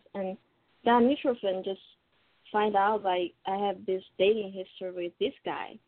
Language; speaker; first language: English; non-native, fluent; Chinese